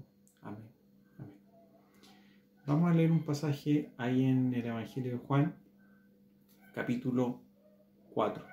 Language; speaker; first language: Spanish; native; Spanish